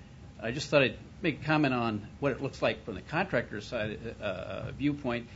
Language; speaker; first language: English; native; English